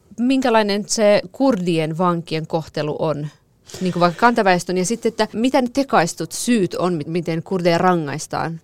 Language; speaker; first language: Finnish; early bilingual, other home language; Kurdish